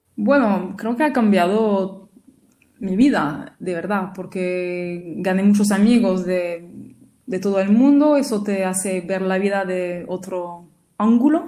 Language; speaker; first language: Spanish; non-native, fluent; French